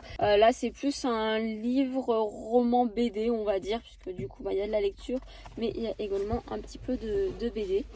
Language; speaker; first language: French; native; French